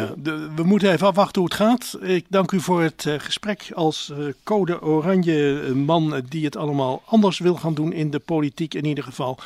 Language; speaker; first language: Dutch; native; Dutch